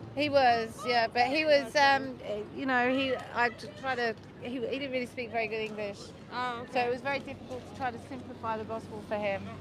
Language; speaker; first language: English; native; English